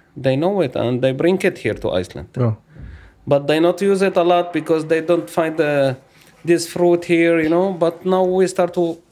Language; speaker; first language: English; non-native, learner; Arabic